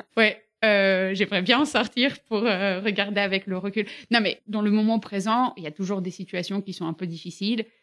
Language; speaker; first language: French; early bilingual, other home language; Bulgarian